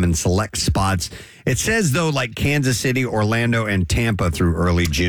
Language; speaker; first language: English; native; English